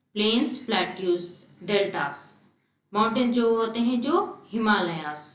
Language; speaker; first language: Hindi; non-native, local second language; Telugu